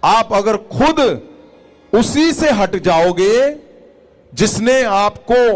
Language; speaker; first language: Hindi; non-native, local second language; Punjabi